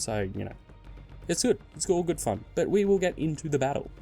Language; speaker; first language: English; native; English